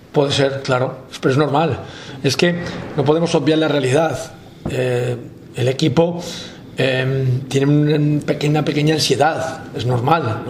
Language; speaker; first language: Spanish; native; Spanish